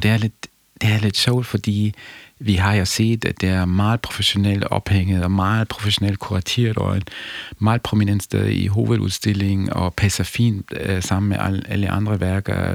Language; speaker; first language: Danish; non-native, fluent; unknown